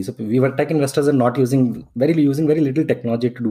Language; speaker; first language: English; non-native, local second language; Hindi